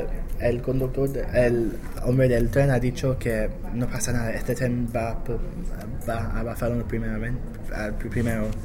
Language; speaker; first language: Spanish; non-native, learner; English